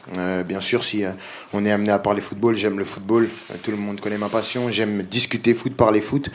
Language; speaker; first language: French; native; French